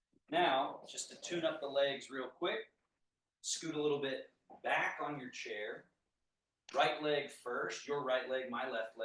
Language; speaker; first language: English; native; English